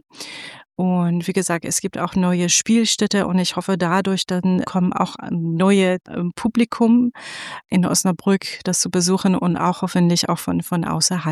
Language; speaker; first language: German; non-native, fluent; Persian